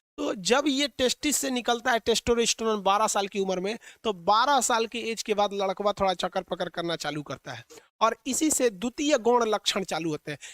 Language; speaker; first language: Hindi; native; Hindi